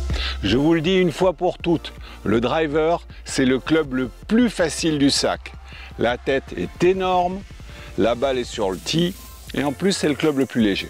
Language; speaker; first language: French; native; French